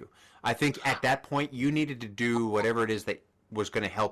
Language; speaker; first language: English; native; English